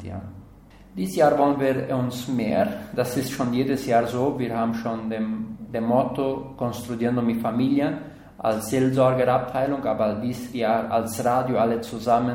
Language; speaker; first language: German; non-native, learner; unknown